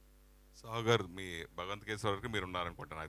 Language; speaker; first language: Telugu; native; Telugu